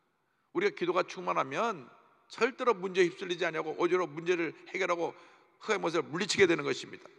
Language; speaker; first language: Korean; native; Korean